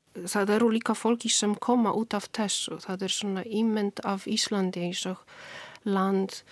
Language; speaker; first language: Icelandic; non-native, learner; Polish